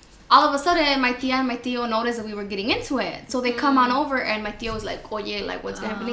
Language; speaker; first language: English; early bilingual, other home language; Spanish